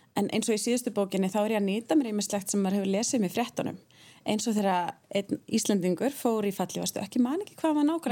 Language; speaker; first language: Icelandic; native; Icelandic